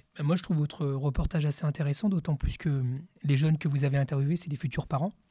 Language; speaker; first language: French; early bilingual, other home language; Spanish